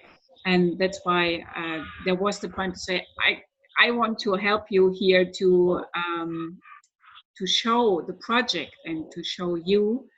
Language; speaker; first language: English; non-native, fluent; German